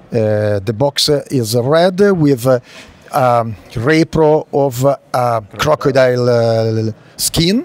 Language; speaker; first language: English; non-native, learner; Italian